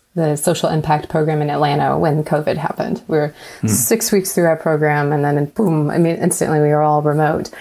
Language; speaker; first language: English; native; English